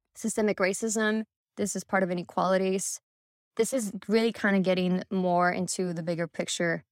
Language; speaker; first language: English; early bilingual, other home language; Spanish